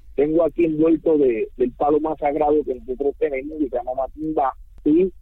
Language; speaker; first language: Spanish; non-native, local second language; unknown